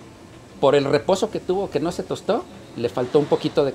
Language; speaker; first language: Spanish; native; Spanish